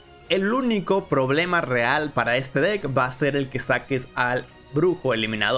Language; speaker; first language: Spanish; native; Spanish